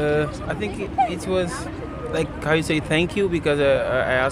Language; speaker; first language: English; non-native, learner; Greek